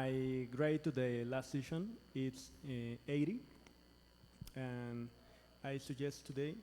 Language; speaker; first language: English; non-native, learner; Spanish